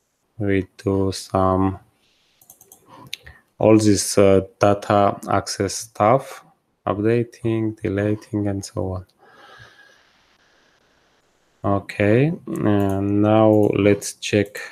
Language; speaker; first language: English; non-native, fluent; Georgian